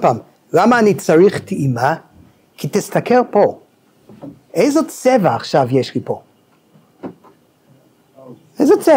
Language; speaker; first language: Hebrew; non-native, fluent; English